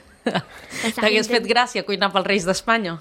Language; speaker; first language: Catalan; native; Catalan